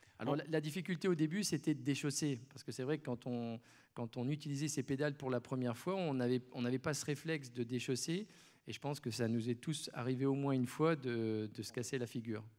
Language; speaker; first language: French; native; French